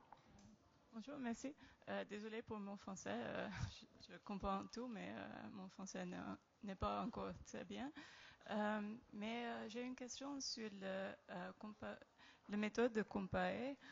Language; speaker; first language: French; non-native, learner; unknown